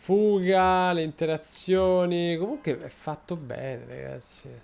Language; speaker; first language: Italian; native; Italian